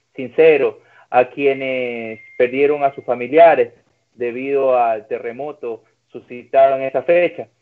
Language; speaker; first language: Spanish; native; Spanish